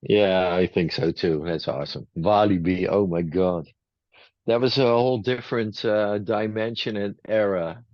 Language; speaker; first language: English; non-native, fluent; Dutch